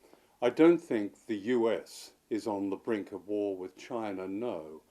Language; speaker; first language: English; native; English